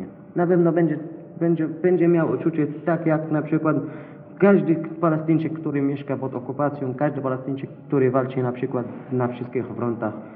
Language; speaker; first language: Polish; non-native, learner; Arabic